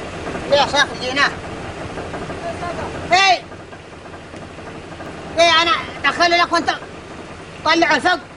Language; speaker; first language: Arabic; native; Arabic